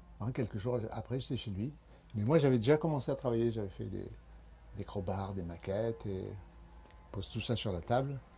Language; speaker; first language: French; early bilingual, other home language; Spanish